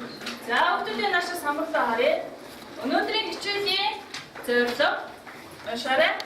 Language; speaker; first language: Mongolian; native; Mongolian